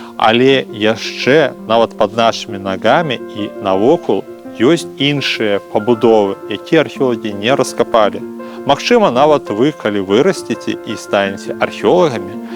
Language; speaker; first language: Belarusian; native; Belarusian